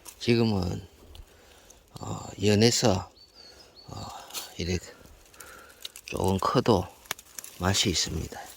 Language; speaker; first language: Korean; native; Korean